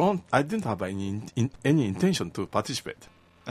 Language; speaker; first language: English; non-native, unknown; Japanese